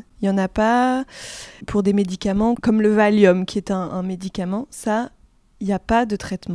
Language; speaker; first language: French; native; French